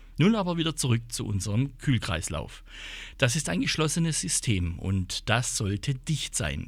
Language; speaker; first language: German; native; German